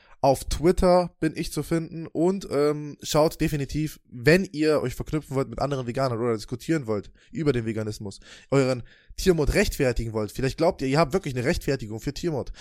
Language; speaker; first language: German; native; German